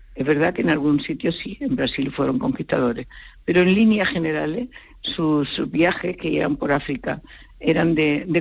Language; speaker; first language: Spanish; native; Spanish